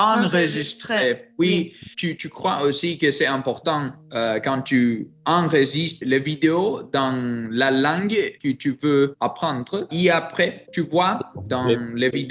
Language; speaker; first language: French; non-native, learner; Greek